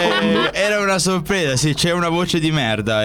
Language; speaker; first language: Italian; native; Italian